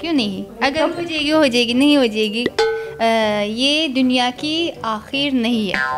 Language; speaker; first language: Hindi; non-native, learner; Azerbaijani